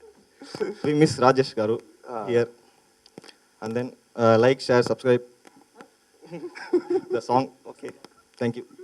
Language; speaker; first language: Telugu; non-native, learner; Tamil